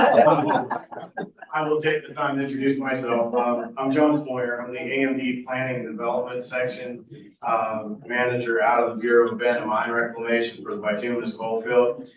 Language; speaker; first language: English; native; English